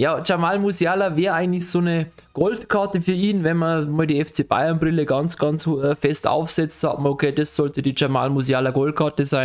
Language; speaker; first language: German; native; German